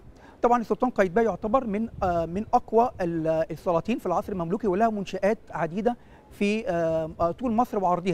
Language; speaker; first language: Arabic; native; Arabic